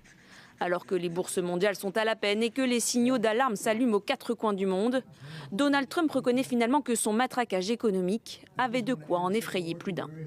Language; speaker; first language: French; native; French